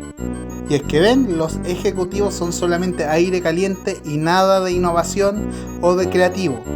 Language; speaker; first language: Spanish; native; Spanish